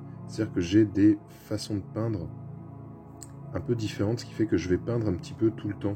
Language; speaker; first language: French; native; French